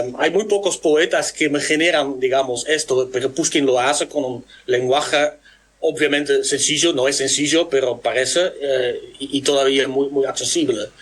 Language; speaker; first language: Spanish; non-native, fluent; Dutch